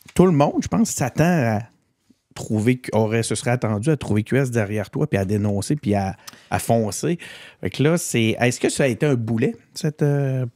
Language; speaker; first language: French; native; French